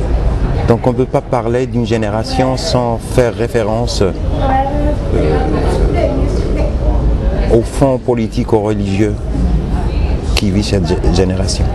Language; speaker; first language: French; non-native, local second language; Arabic